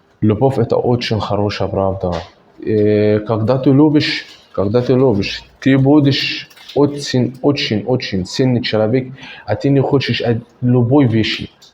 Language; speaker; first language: Russian; non-native, learner; Arabic